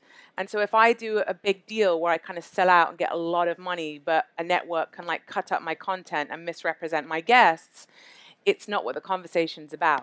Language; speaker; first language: English; native; English